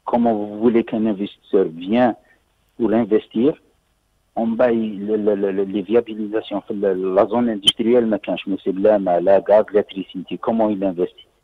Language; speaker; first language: French; non-native, local second language; Arabic